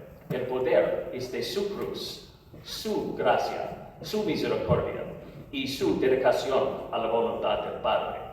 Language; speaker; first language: Spanish; non-native, learner; English